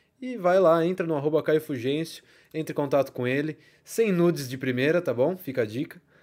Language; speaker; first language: Portuguese; native; Portuguese